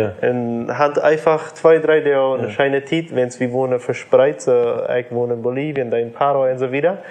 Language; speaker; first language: German; non-native, learner; Plautdietsch